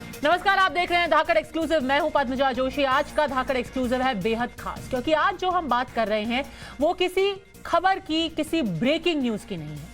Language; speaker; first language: Hindi; native; Hindi